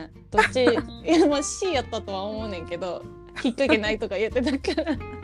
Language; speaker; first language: Japanese; native; Japanese